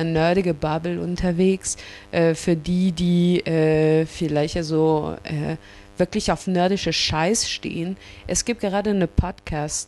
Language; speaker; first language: German; non-native, fluent; English